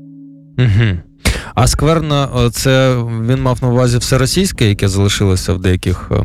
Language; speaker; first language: Ukrainian; native; Ukrainian